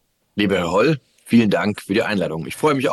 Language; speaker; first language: German; native; German